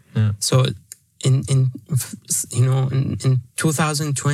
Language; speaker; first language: English; non-native, fluent; Arabic